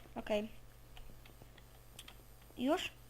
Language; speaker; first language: Polish; native; Polish